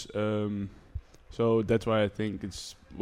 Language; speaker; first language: English; non-native, fluent; Dutch